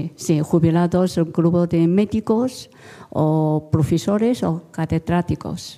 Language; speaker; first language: Spanish; non-native, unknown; Chinese